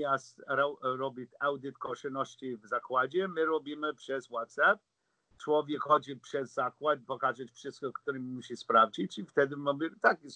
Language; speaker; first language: Polish; non-native, learner; English